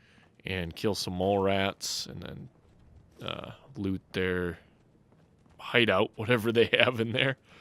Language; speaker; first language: English; native; English